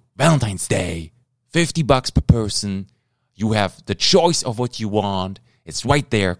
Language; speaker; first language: English; non-native, fluent; German